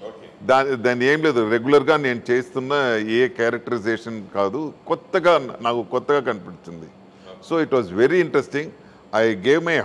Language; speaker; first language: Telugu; non-native, fluent; Tamil